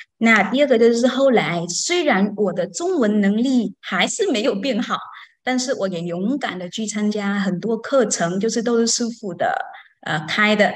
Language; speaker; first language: Chinese; non-native, fluent; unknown